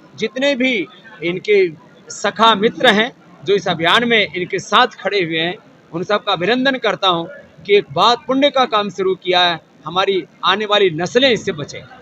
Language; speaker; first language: Hindi; native; Hindi